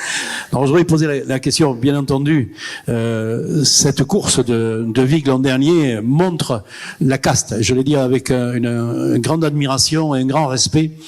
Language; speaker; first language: French; native; French